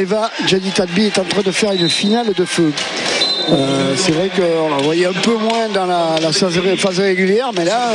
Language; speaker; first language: French; native; French